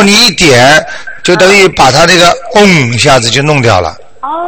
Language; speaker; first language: Chinese; native; Chinese